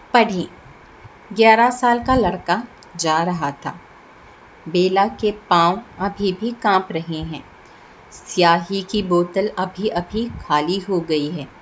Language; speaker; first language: Hindi; non-native, local second language; Malayalam